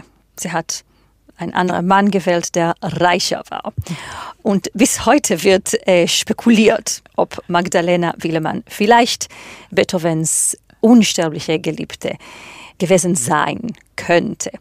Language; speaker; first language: German; non-native, fluent; Hebrew